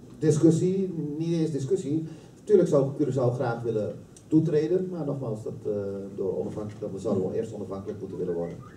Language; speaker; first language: Dutch; non-native, local second language; Papiamento